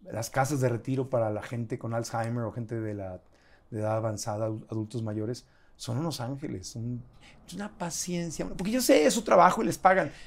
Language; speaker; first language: Spanish; native; Spanish